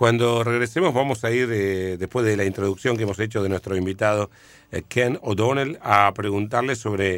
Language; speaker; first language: Spanish; native; Spanish